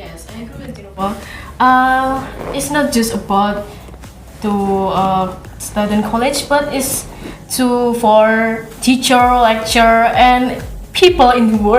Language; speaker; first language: English; non-native, learner; Indonesian